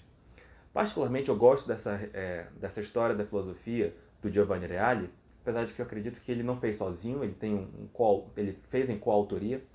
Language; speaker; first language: Portuguese; native; Portuguese